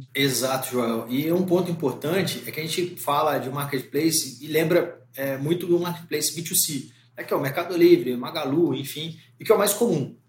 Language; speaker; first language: Portuguese; native; Portuguese